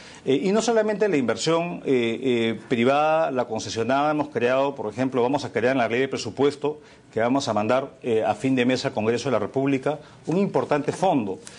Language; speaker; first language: Spanish; native; Spanish